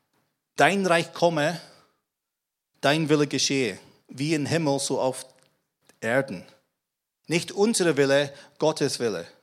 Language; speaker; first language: German; non-native, fluent; English